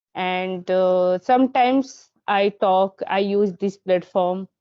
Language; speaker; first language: English; non-native, learner; Hindi